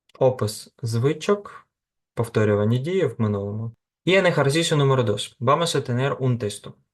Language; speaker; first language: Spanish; non-native, fluent; Ukrainian